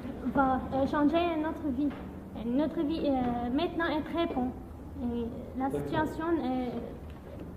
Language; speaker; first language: French; non-native, learner; Arabic